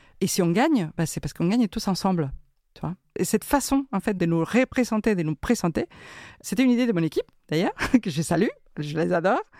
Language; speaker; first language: French; non-native, fluent; Spanish